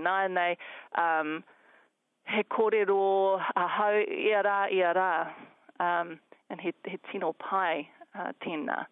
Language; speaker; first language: Māori; non-native, learner; English